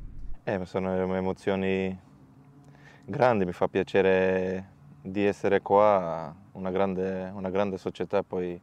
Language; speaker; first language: Italian; non-native, fluent; Macedonian